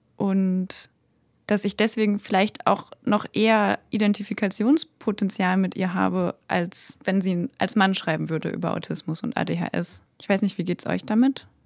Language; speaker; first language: German; native; German